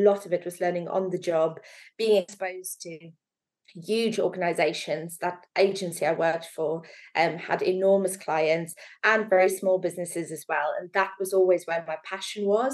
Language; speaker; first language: English; native; English